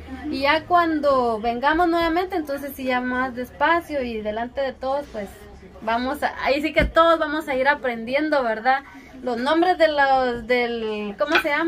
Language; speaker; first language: Spanish; native; Spanish